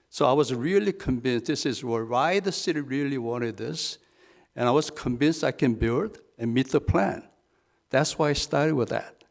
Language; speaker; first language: English; non-native, fluent; Korean